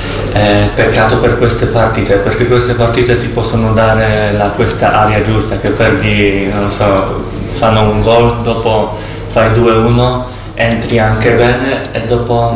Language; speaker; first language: Italian; non-native, fluent; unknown